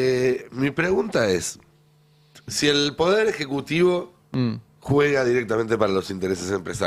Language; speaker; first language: Spanish; native; Spanish